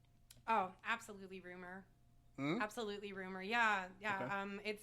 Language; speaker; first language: English; native; English